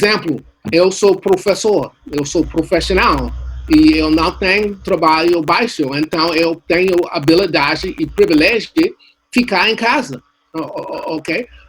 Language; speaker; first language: Portuguese; non-native, learner; English